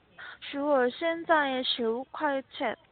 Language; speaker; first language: Chinese; non-native, learner; Korean